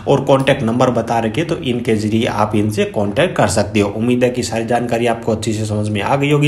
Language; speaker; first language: Hindi; native; Hindi